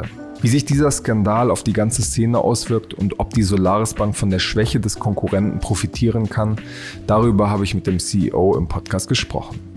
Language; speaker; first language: German; native; German